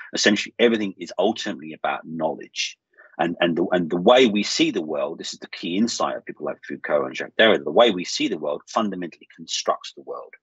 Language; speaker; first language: English; native; English